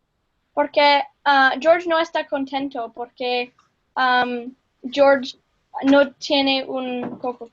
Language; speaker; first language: Spanish; non-native, learner; English